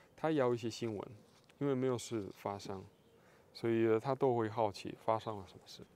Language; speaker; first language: Chinese; non-native, fluent; Russian